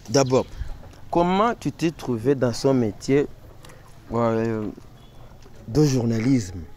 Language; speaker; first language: French; non-native, learner; Rundi